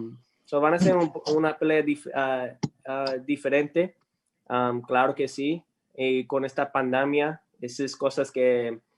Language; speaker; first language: Spanish; early bilingual, heritage; English